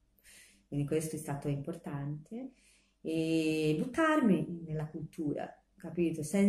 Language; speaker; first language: Italian; non-native, fluent; Portuguese